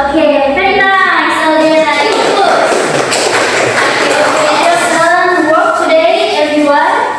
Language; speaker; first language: English; non-native, learner; Indonesian